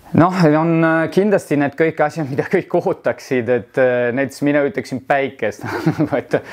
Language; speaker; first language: Estonian; non-native, fluent; Italian